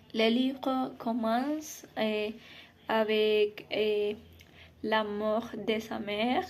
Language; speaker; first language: French; non-native, learner; Spanish